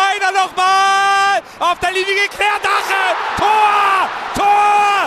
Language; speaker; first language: German; native; German